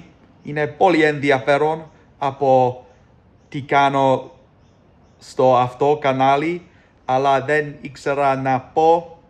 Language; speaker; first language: Greek; non-native, learner; English